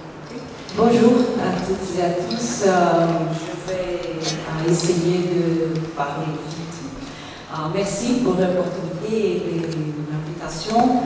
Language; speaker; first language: French; non-native, fluent; Portuguese